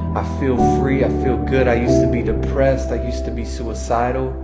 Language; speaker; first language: English; native; English